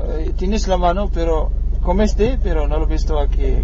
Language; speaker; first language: Spanish; non-native, learner; Arabic